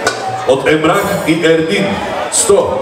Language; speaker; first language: Bulgarian; non-native, local second language; Turkish